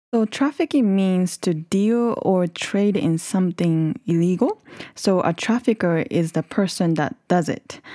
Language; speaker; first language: English; non-native, fluent; Japanese